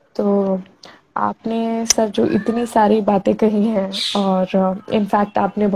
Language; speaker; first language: Hindi; native; Hindi